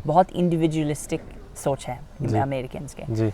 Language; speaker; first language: Hindi; non-native, fluent; English